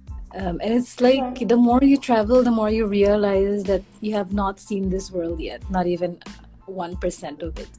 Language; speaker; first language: English; non-native, local second language; Filipino